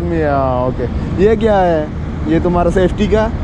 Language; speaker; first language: Hindi; non-native, local second language; Malayalam